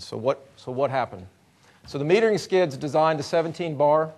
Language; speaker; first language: English; native; English